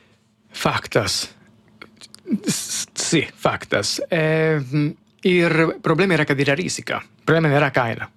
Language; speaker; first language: Lithuanian; non-native, learner; Italian